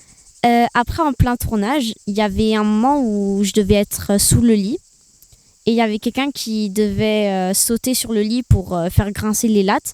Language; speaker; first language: French; early bilingual, other home language; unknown